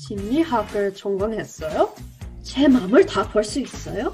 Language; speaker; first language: Korean; non-native, learner; English